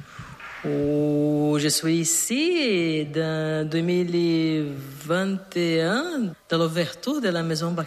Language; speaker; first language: French; non-native, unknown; Portuguese